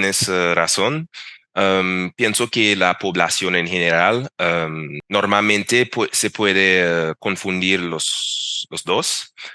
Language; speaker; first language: Spanish; non-native, fluent; English